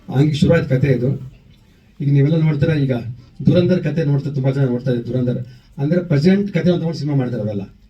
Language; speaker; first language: Kannada; native; Kannada